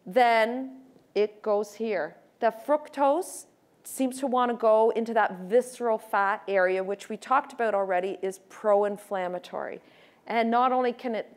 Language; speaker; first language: English; native; English